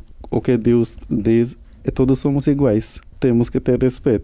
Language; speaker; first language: Portuguese; non-native, learner; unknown